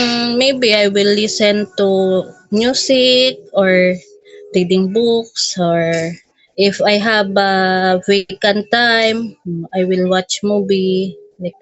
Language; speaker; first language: English; non-native, local second language; Filipino